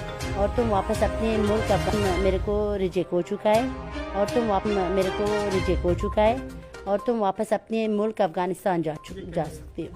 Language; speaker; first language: Hindi; non-native, fluent; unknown